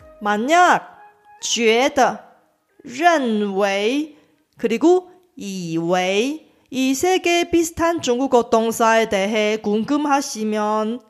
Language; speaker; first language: Korean; non-native, fluent; Chinese